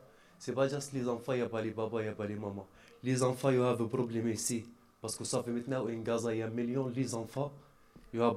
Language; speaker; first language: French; non-native, learner; Arabic